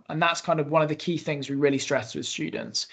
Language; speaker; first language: English; native; English